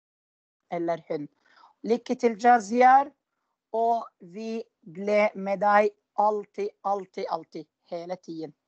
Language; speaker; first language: Norwegian; non-native, fluent; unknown